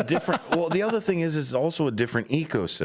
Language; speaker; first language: English; native; English